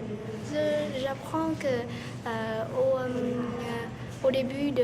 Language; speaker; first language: French; non-native, learner; Vietnamese